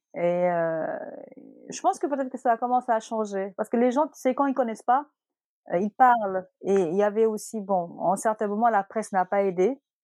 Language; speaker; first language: French; non-native, local second language; Wolof